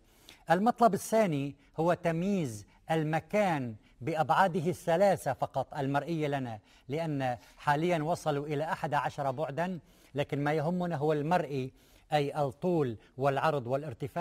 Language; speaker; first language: Arabic; native; Arabic